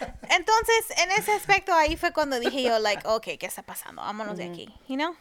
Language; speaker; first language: Spanish; early bilingual, heritage; Spanish